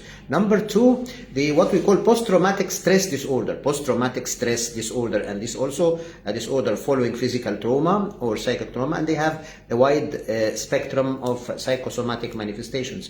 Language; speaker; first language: English; non-native, fluent; Arabic